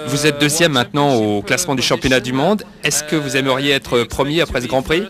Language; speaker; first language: French; native; French